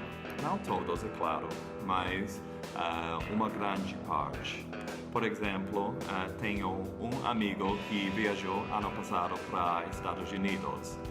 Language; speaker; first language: Portuguese; non-native, fluent; English